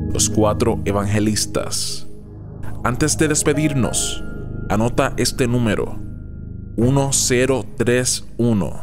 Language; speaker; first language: Spanish; native; Spanish